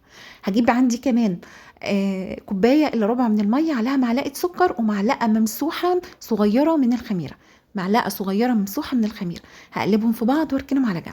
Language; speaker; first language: Arabic; native; Arabic